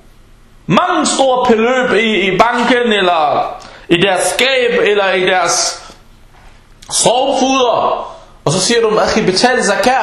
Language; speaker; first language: Danish; early bilingual, other home language; Arabic